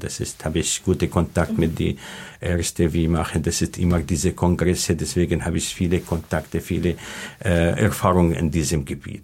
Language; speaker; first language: German; non-native, learner; Arabic